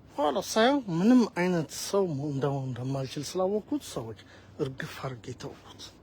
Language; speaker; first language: Amharic; native; Amharic